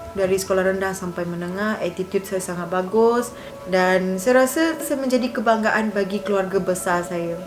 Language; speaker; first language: Malay; non-native, local second language; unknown